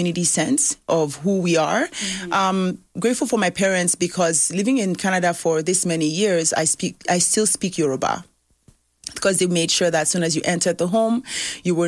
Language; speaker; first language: English; early bilingual, other home language; Yoruba